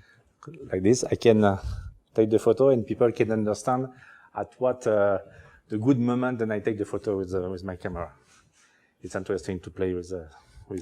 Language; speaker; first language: English; non-native, learner; French